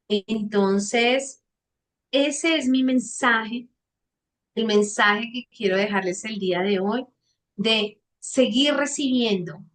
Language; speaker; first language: Spanish; native; Spanish